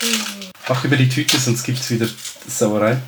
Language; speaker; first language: German; native; German